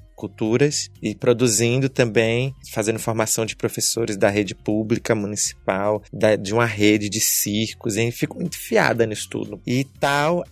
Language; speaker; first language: Portuguese; native; Portuguese